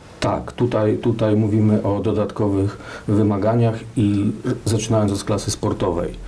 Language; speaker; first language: Polish; native; Polish